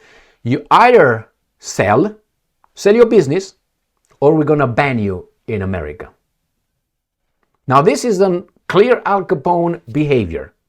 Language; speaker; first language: English; non-native, fluent; Romanian